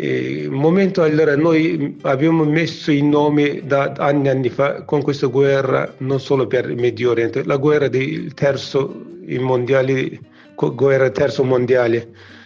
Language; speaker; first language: Italian; non-native, learner; Kurdish